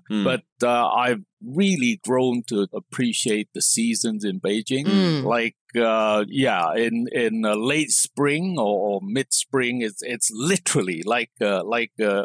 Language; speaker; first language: English; non-native, local second language; Cantonese